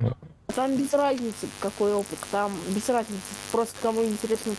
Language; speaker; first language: Russian; native; Russian